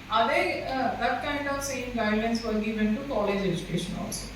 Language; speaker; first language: English; non-native, local second language; Telugu